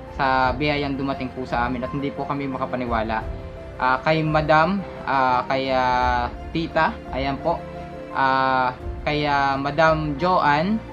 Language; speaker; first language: Filipino; native; Filipino